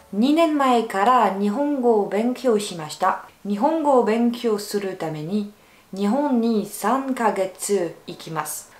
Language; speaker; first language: Japanese; non-native, learner; French